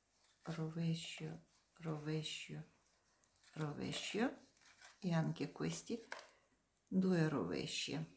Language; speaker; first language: Italian; non-native, learner; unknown